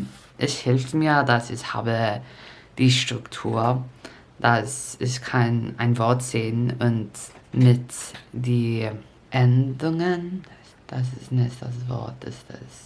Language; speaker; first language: German; non-native, learner; English